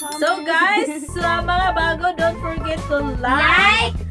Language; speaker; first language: Filipino; native; Filipino